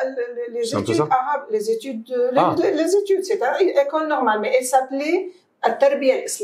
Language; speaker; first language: French; non-native, fluent; Arabic